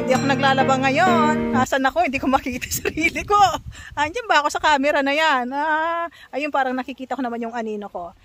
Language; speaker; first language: Filipino; native; Filipino